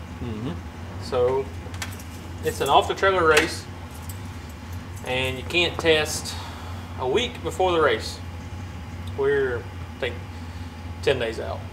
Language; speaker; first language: English; native; English